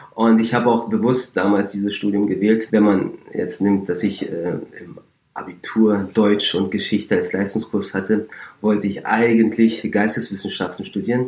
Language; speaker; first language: German; native; German